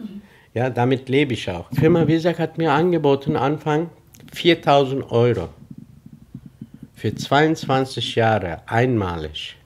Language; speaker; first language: German; non-native, fluent; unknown